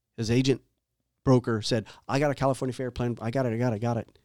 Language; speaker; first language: English; native; English